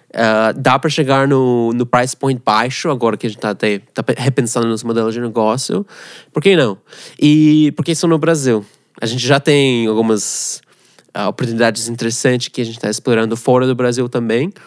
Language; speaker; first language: Portuguese; non-native, fluent; Russian